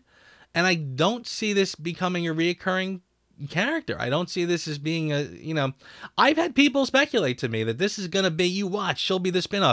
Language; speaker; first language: English; native; English